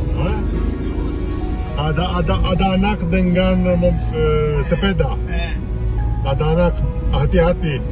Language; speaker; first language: Indonesian; non-native, learner; Italian